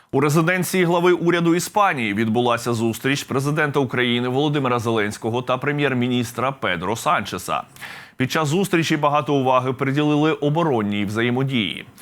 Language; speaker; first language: Ukrainian; native; Ukrainian